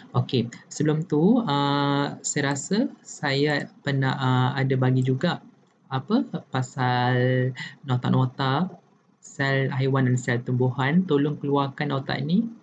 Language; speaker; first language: Malay; non-native, local second language; Tamil